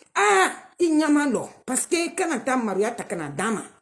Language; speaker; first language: French; non-native, local second language; Dyula